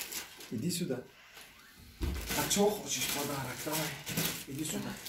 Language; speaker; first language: Russian; non-native, learner; Turkish